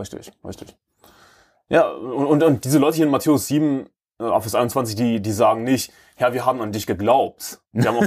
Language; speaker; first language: German; non-native, fluent; English